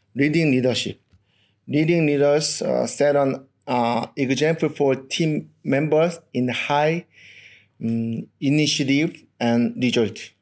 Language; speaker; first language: English; non-native, learner; Korean